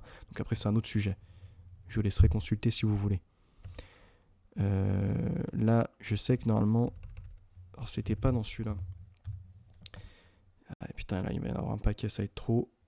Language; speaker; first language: French; native; French